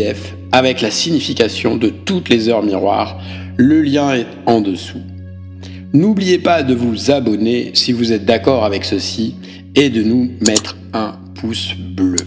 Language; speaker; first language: French; native; French